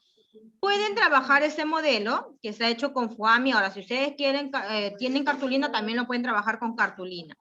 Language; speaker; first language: Spanish; native; Spanish